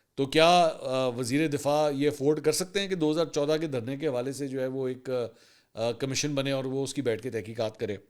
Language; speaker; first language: Urdu; native; Urdu